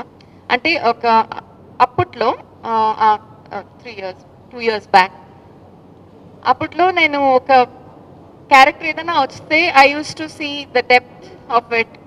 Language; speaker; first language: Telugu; non-native, fluent; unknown